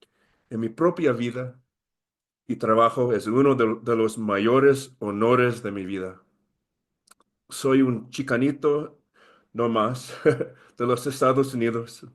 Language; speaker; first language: Spanish; early bilingual, heritage; English